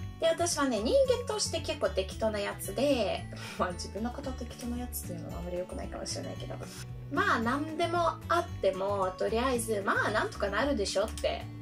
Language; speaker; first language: Japanese; non-native, fluent; Russian